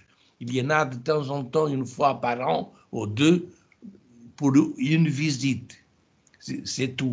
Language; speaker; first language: French; non-native, fluent; Portuguese